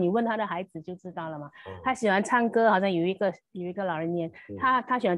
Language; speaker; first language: Chinese; native; Chinese